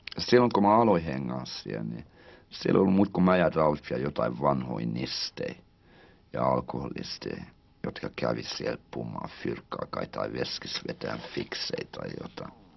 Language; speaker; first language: Finnish; early bilingual, heritage; Finnish